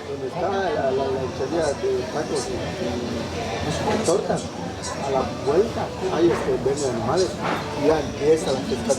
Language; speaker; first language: Spanish; native; Spanish